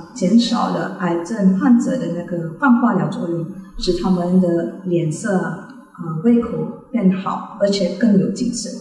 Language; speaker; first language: Chinese; non-native, local second language; Malay